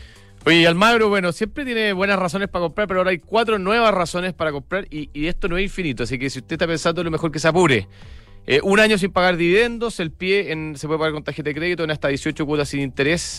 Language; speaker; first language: Spanish; native; Spanish